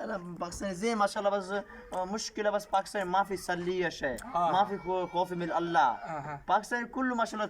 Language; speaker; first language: Arabic; non-native, learner; Urdu